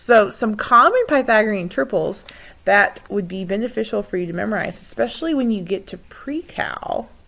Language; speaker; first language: English; native; English